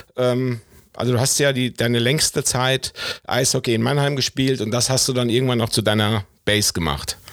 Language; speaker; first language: German; native; German